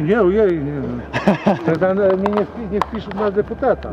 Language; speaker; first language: Russian; non-native, learner; Polish